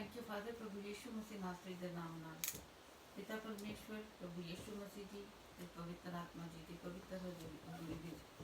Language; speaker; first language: Hindi; non-native, local second language; Punjabi